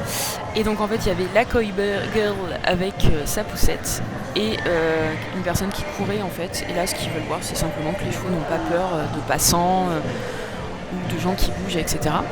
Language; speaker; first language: French; native; French